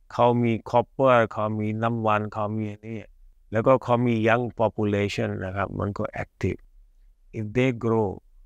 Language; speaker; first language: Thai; early bilingual, other home language; Hindi